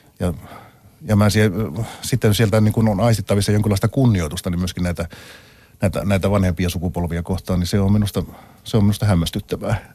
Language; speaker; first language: Finnish; native; Finnish